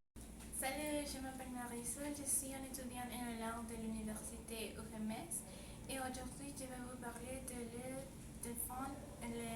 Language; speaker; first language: French; non-native, learner; Spanish